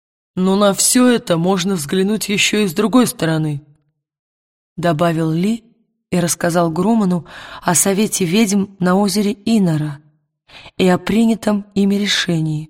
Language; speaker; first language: Russian; native; Russian